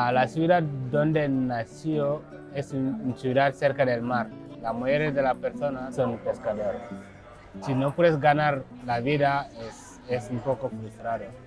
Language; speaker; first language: Spanish; non-native, learner; Wolof